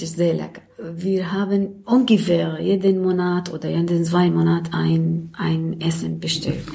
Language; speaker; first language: German; non-native, learner; Arabic